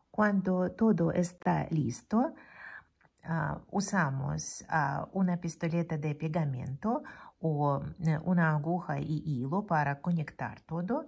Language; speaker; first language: Spanish; non-native, fluent; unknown